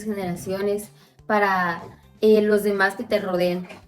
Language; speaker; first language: Spanish; native; Spanish